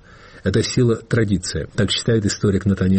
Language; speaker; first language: Russian; native; Russian